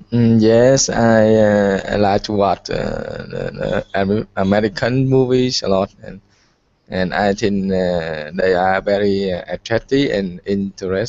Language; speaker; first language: English; non-native, learner; Vietnamese